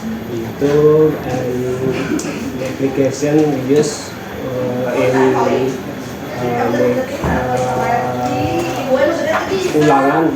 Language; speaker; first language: English; non-native, learner; Indonesian